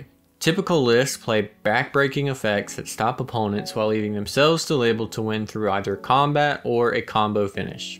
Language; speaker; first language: English; native; English